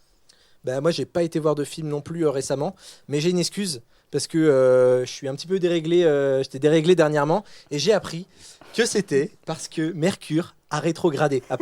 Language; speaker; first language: French; native; French